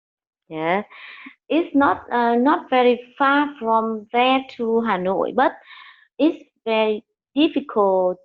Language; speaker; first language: English; non-native, learner; Vietnamese